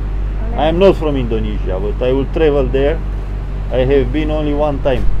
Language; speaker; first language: English; non-native, learner; Romanian